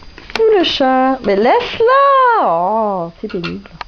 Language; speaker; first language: French; native; French